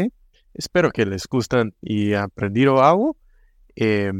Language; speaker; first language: Spanish; non-native, fluent; English